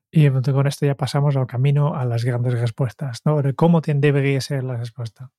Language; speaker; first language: Spanish; non-native, fluent; Dutch